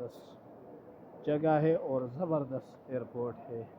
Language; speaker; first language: Hindi; non-native, local second language; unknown